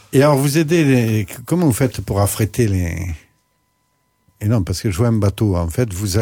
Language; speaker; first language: French; native; French